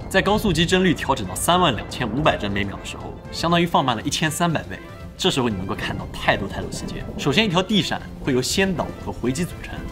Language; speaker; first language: Chinese; native; Chinese